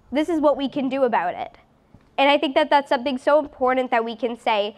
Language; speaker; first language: English; native; English